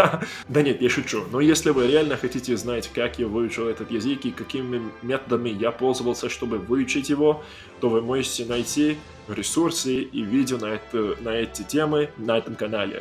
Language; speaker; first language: Russian; non-native, fluent; English